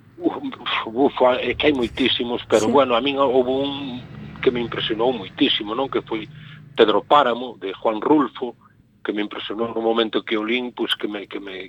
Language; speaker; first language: Galician; native; Galician